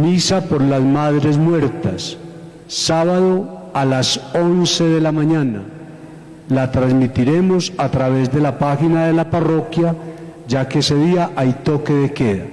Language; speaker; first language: Spanish; native; Spanish